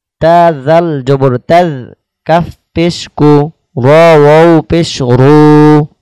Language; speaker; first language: Bangla; native; Bangla